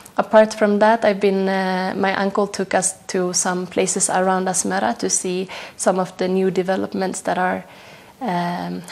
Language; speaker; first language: English; non-native, fluent; Tigrinya